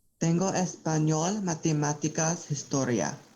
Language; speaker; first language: Spanish; non-native, learner; English